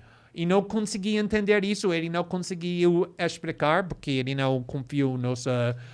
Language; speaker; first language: Portuguese; non-native, fluent; English